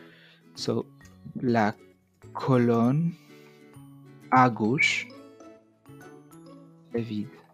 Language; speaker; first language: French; non-native, learner; Mongolian